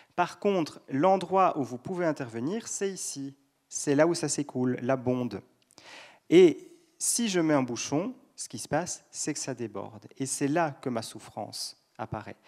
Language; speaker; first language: French; native; French